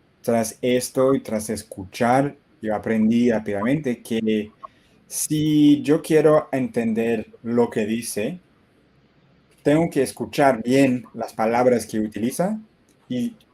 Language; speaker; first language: Spanish; non-native, fluent; English